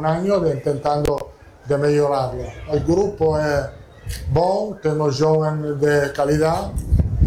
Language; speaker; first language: Portuguese; non-native, learner; Italian